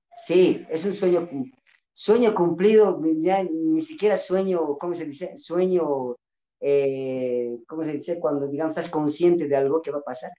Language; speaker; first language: Spanish; non-native, local second language; Quechua